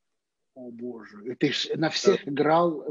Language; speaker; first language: Russian; native; Russian